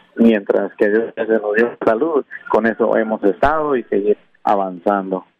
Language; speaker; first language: Spanish; non-native, local second language; Kʼicheʼ